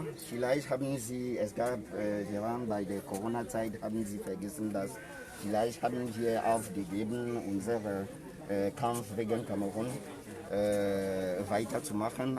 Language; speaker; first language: German; non-native, learner; French